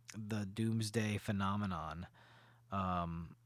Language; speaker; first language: English; native; English